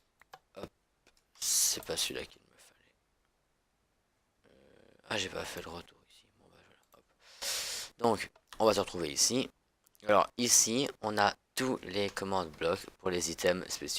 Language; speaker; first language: French; native; French